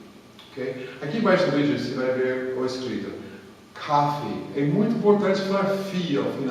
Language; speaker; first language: Portuguese; non-native, fluent; English